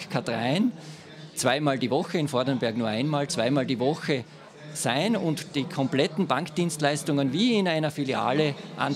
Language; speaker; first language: German; native; German